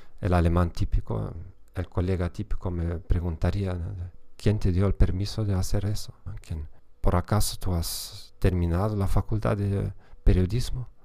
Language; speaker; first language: Spanish; non-native, fluent; German